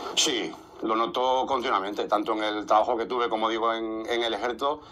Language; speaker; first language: Spanish; native; Spanish